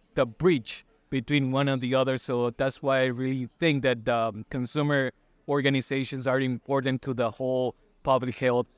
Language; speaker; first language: English; non-native, fluent; Spanish